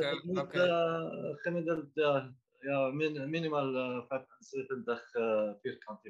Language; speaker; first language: Dutch; non-native, learner; Arabic